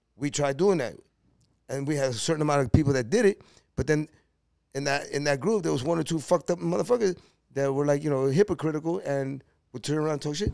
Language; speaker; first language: English; early bilingual, other home language; Spanish